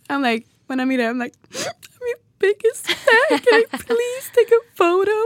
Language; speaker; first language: English; non-native, fluent; Swedish